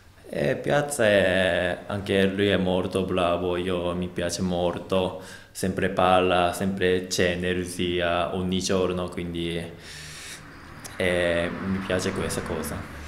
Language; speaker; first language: Italian; non-native, learner; Japanese